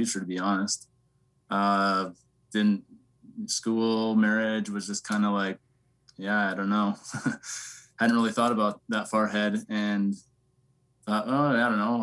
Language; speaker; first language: English; native; English